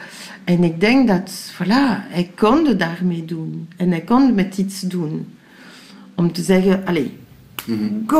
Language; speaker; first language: Dutch; non-native, local second language; French